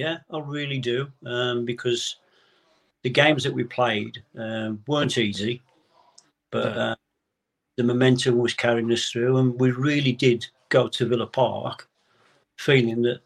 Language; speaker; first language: English; native; English